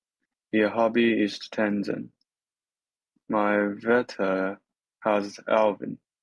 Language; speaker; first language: German; non-native, learner; Chinese